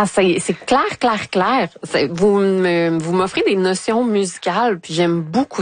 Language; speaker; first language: French; native; French